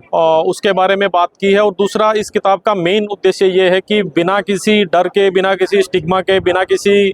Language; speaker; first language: Hindi; native; Hindi